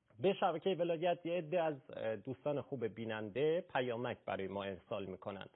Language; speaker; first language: Persian; native; Persian